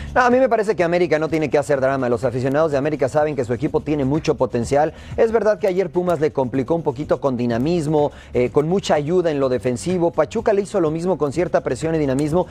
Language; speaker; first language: Spanish; native; Spanish